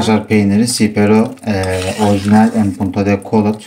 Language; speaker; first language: Spanish; non-native, learner; Turkish